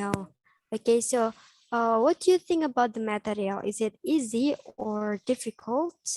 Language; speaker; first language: English; non-native, learner; Indonesian